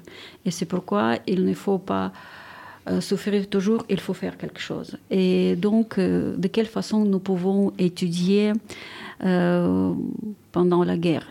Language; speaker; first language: French; non-native, fluent; Ukrainian